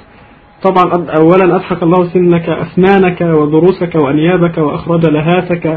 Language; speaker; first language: Arabic; native; Arabic